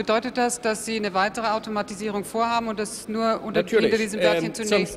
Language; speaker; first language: German; native; German